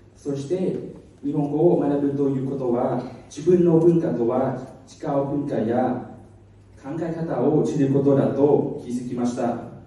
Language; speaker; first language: Japanese; non-native, learner; Hmong